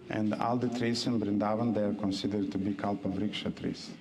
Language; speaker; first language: English; non-native, fluent; Romanian